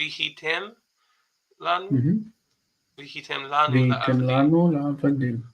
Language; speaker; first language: Hebrew; non-native, fluent; English